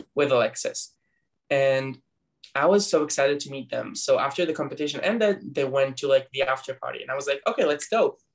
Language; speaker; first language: English; non-native, fluent; Hebrew